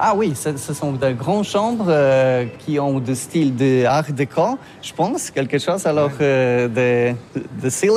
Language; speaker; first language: French; non-native, learner; Polish